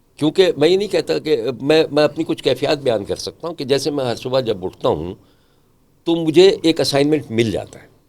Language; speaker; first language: Urdu; native; Urdu